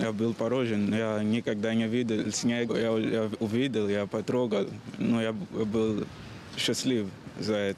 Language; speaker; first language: Russian; non-native, learner; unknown